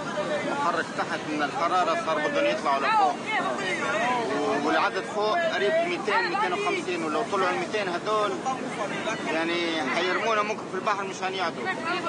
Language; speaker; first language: Arabic; native; Arabic